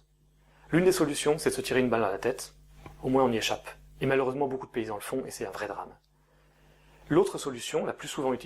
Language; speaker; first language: French; native; French